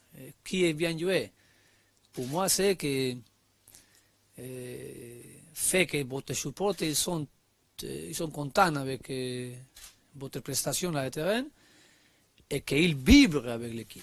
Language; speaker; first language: French; non-native, learner; Spanish